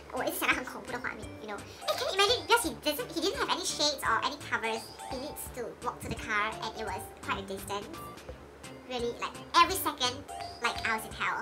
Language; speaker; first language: English; non-native, local second language; Chinese